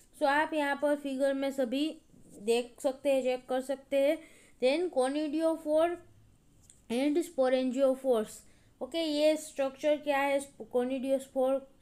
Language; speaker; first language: Hindi; non-native, local second language; Gujarati